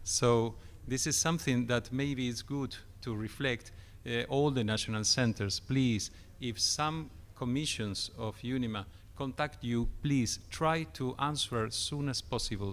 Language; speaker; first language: English; non-native, fluent; Spanish